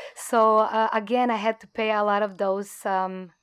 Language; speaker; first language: English; non-native, fluent; Croatian